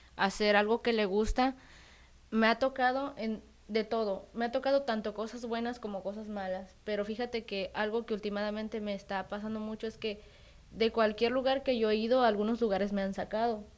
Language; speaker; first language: Spanish; native; Spanish